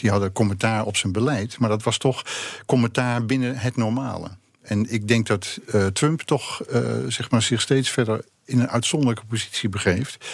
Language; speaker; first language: Dutch; native; Dutch